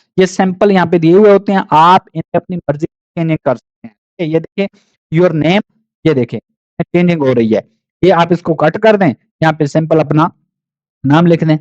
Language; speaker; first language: Urdu; non-native, local second language; Punjabi